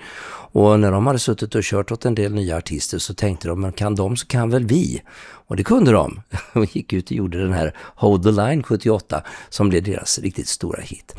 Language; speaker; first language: Swedish; native; Swedish